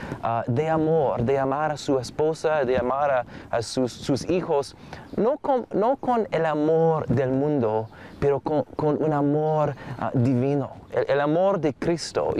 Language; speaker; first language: Spanish; non-native, fluent; English